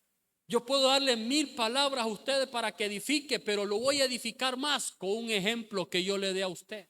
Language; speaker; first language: Spanish; native; Spanish